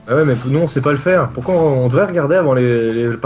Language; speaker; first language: French; native; French